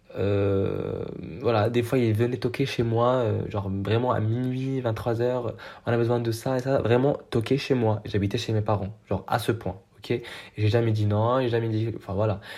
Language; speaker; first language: French; non-native, local second language; Arabic